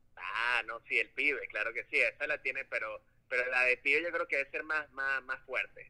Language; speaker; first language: Spanish; native; Spanish